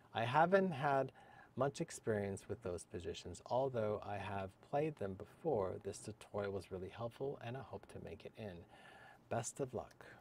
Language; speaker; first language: English; native; English